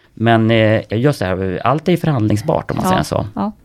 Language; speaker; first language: Swedish; native; Swedish